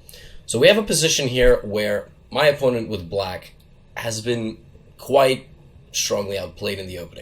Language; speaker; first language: English; native; English